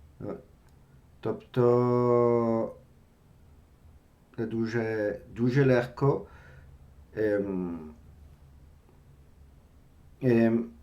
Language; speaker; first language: Ukrainian; non-native, learner; French